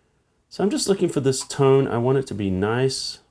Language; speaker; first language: English; native; English